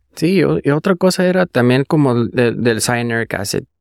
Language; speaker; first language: Spanish; early bilingual, heritage; Spanish